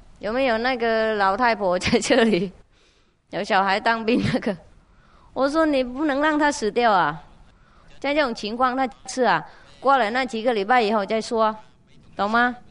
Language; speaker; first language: Chinese; non-native, fluent; Vietnamese